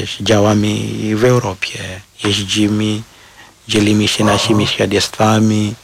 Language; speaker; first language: Polish; non-native, fluent; Shona